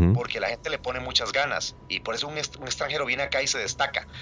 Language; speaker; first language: Spanish; native; Spanish